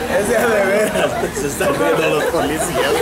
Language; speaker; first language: Spanish; native; Spanish